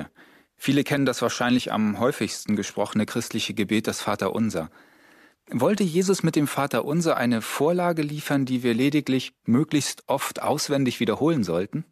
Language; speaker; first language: German; native; German